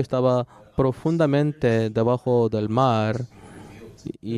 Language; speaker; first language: Spanish; non-native, learner; Korean